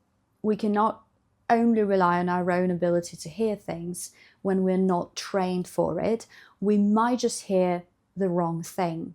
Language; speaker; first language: English; non-native, fluent; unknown